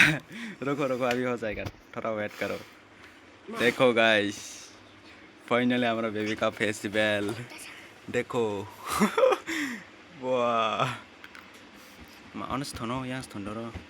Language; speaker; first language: Hindi; non-native, local second language; Kok Borok